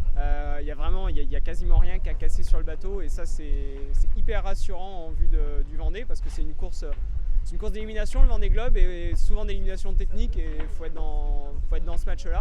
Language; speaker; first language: French; native; French